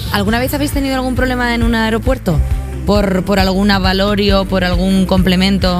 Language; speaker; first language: Spanish; native; Spanish